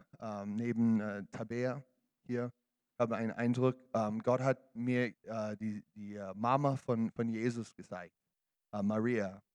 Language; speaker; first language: German; non-native, learner; English